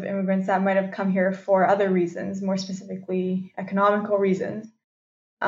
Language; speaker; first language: English; non-native, local second language; Cantonese